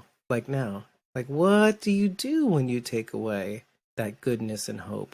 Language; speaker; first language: English; native; English